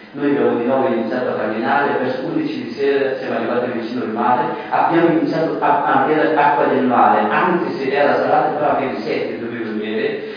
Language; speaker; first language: Italian; non-native, fluent; Persian